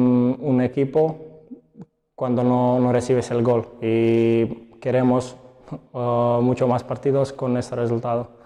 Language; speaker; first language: Spanish; non-native, learner; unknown